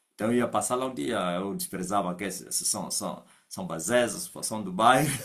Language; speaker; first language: Portuguese; non-native, local second language; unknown